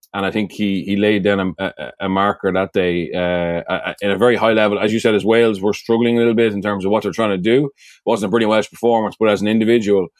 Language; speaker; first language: English; native; English